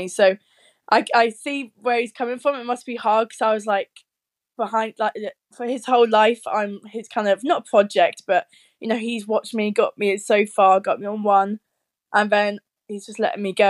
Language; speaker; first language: English; native; English